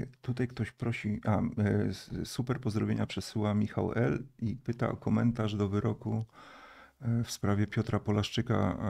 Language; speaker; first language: Polish; native; Polish